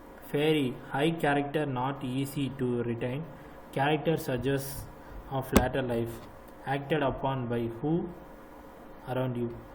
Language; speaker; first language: English; non-native, local second language; Tamil